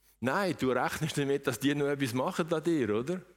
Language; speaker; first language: German; native; German